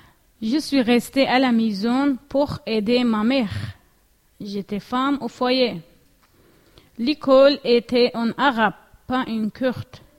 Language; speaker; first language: French; non-native, learner; Kurdish